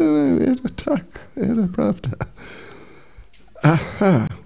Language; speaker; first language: Russian; non-native, learner; English